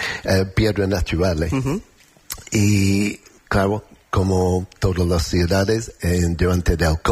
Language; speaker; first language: Spanish; non-native, learner; English